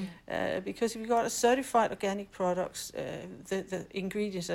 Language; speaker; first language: English; non-native, fluent; Danish